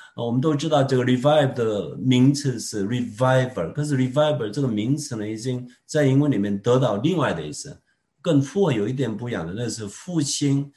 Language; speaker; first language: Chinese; non-native, fluent; Korean